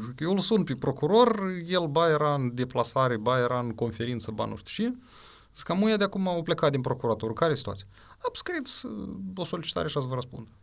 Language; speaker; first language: Romanian; native; Romanian